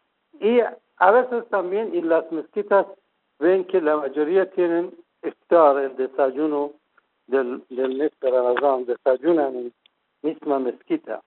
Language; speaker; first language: Spanish; non-native, fluent; Persian